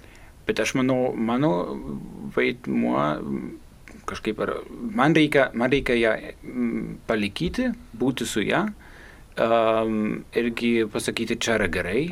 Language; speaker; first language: Lithuanian; non-native, fluent; German